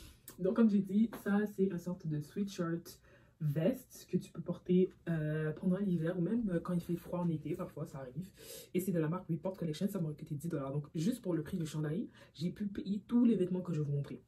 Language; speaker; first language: French; native; French